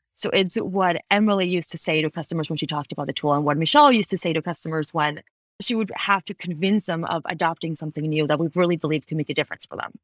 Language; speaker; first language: English; non-native, fluent; Spanish